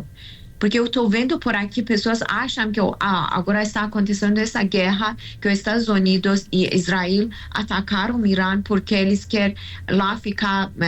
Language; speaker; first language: Portuguese; non-native, learner; Persian